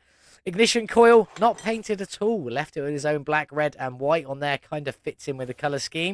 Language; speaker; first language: English; native; English